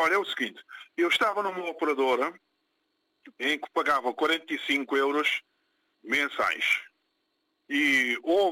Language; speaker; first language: Portuguese; non-native, local second language; Kabuverdianu